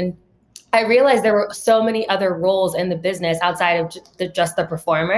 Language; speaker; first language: English; native; English